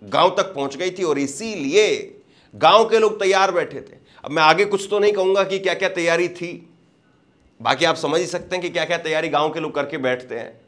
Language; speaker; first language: Hindi; native; Hindi